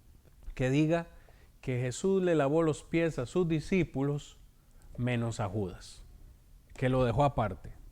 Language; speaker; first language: Spanish; native; Spanish